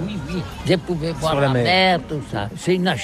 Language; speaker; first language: French; non-native, learner; Catalan